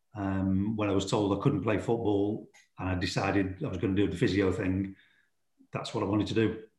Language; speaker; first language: English; native; English